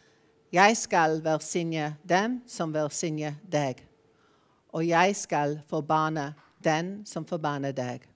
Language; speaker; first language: Norwegian; non-native, fluent; English